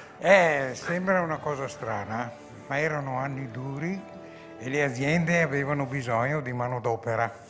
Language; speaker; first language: Italian; native; Italian